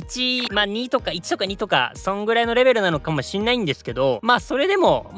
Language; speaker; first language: Japanese; native; Japanese